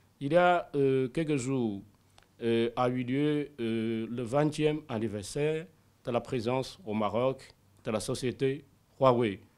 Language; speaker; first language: French; non-native, fluent; Chinese